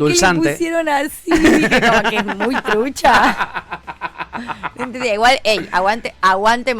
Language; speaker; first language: Spanish; native; Spanish